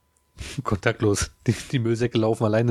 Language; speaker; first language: German; native; German